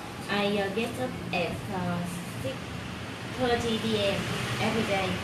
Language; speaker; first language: English; non-native, learner; Vietnamese